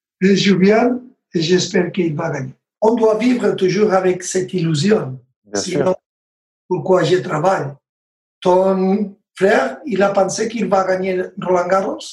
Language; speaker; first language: French; non-native, learner; Spanish